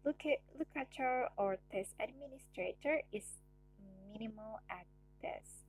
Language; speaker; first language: English; non-native, learner; Indonesian